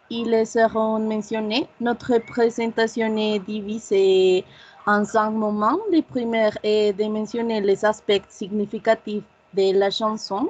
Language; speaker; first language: French; non-native, learner; Spanish